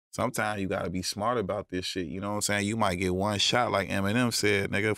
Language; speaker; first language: English; native; English